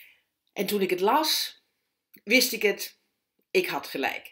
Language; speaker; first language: Dutch; non-native, fluent; German